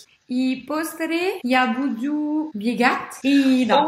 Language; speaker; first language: Russian; non-native, learner; French